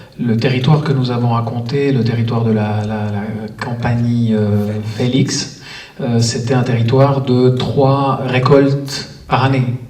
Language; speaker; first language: French; native; French